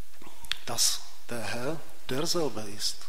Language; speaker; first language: German; non-native, fluent; Czech